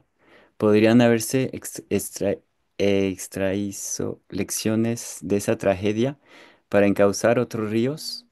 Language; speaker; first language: Spanish; non-native, fluent; French